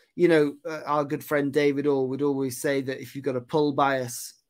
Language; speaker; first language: English; native; English